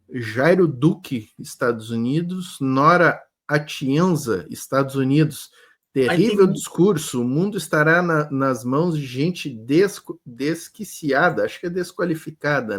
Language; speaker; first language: Portuguese; native; Portuguese